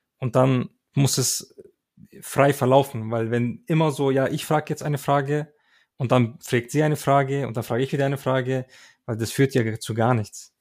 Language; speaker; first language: German; early bilingual, other home language; Turkish